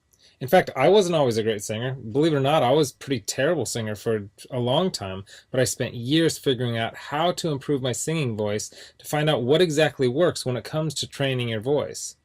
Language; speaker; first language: English; native; English